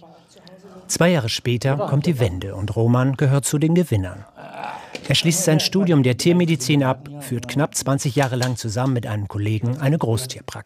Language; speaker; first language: German; native; German